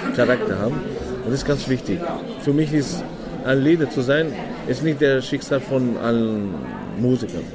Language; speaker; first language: German; non-native, fluent; Arabic